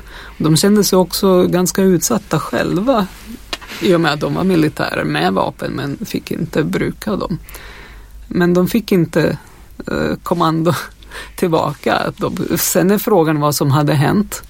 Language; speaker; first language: Swedish; non-native, fluent; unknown